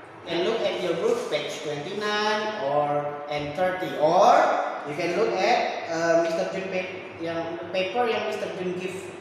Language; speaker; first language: English; non-native, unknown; Indonesian